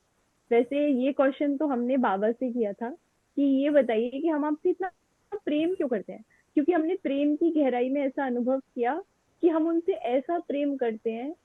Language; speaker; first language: Hindi; native; Hindi